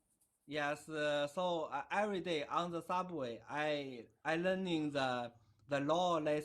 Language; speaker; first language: English; non-native, learner; Chinese